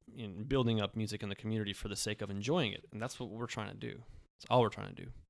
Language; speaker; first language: English; early bilingual, other home language; Polish